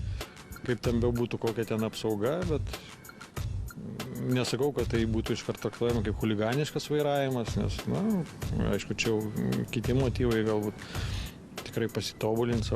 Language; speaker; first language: Lithuanian; native; Lithuanian